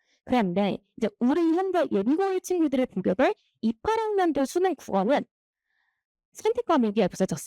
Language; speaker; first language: Korean; native; Korean